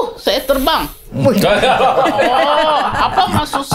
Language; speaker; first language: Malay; non-native, local second language; Tamil